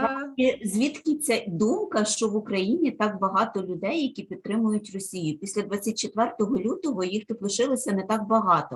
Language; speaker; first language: Ukrainian; native; Ukrainian